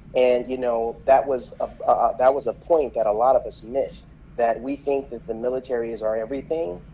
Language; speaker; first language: English; native; English